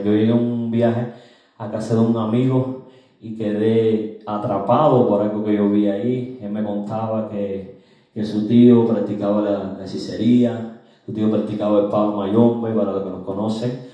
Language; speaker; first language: Spanish; native; Spanish